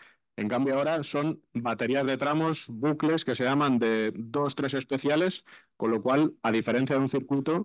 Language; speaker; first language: Spanish; native; Spanish